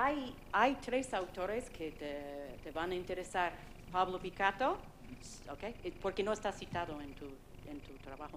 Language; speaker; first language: Spanish; non-native, fluent; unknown